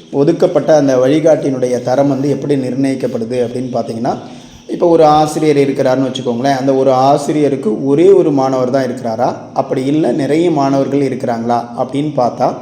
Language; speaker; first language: Tamil; native; Tamil